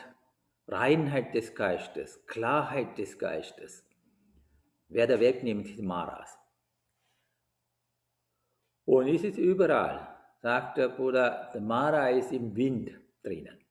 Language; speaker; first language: German; non-native, fluent; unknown